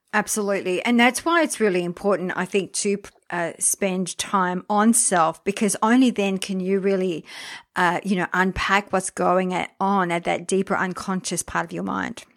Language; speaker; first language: English; early bilingual, other home language; French